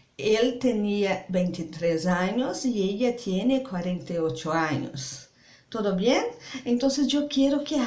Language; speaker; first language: Spanish; non-native, learner; Portuguese